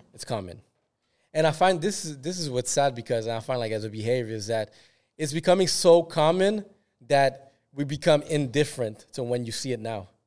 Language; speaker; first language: English; native; English